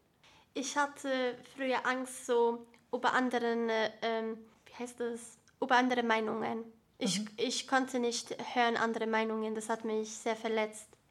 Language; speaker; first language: German; early bilingual, other home language; Bosnian